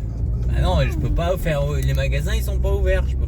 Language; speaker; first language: French; native; French